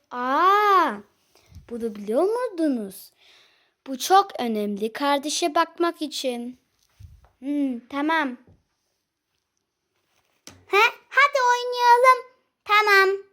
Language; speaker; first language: Turkish; early bilingual, heritage; Turkish